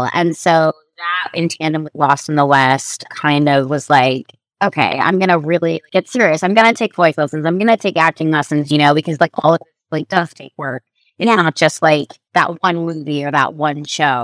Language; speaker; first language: English; native; English